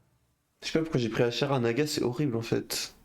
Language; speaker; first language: French; native; French